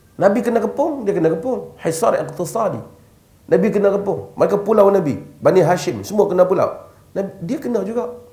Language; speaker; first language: Malay; native; Malay